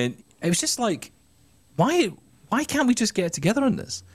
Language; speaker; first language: English; native; English